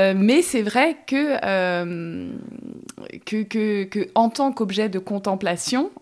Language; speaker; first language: French; native; French